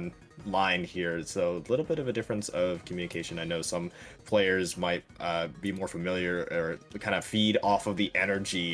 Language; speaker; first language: English; native; English